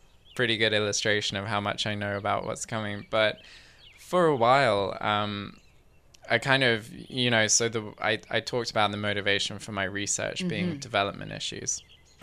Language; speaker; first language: English; native; English